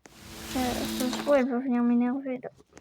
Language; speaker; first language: French; native; French